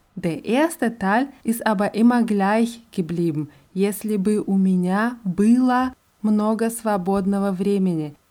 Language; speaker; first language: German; non-native, fluent; Russian